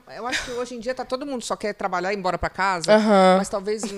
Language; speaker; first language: Portuguese; native; Portuguese